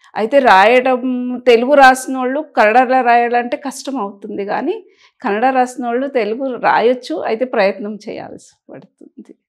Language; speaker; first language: Telugu; native; Telugu